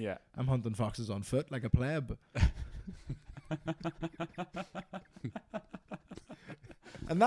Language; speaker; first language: English; native; English